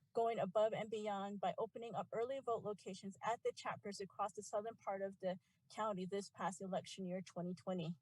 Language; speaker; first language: English; native; English